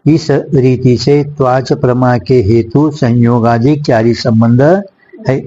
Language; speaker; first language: Hindi; non-native, local second language; Kannada